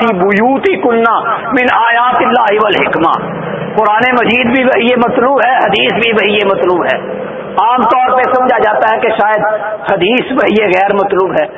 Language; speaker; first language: Urdu; native; Urdu